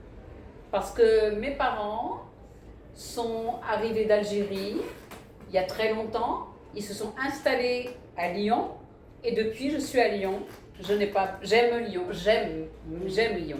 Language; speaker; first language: French; early bilingual, other home language; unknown